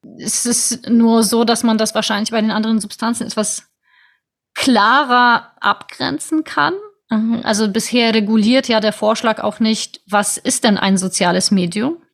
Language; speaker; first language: German; non-native, fluent; Polish